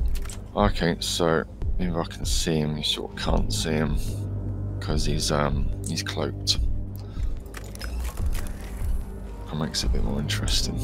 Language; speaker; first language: English; native; English